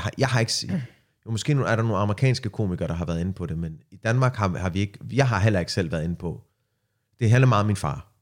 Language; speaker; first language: Danish; early bilingual, other home language; Arabic